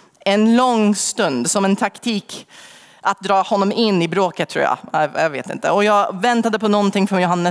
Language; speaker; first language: Swedish; non-native, fluent; English